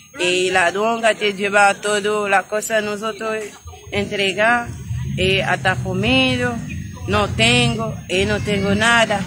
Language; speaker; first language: Spanish; non-native, learner; Haitian Creole